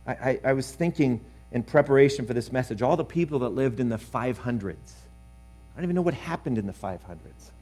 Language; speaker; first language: English; native; English